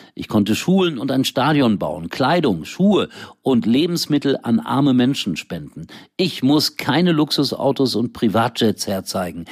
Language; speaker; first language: German; native; German